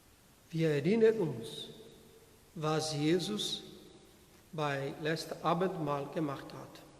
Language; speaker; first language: German; non-native, learner; Portuguese